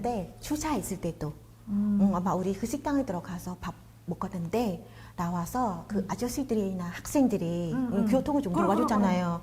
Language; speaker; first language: Korean; non-native, fluent; Khmer